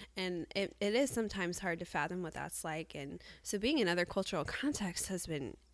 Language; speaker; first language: English; native; English